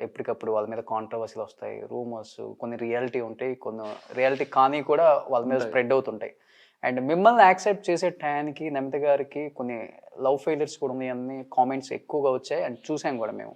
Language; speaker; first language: Telugu; native; Telugu